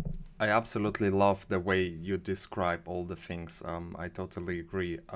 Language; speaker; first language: English; non-native, fluent; German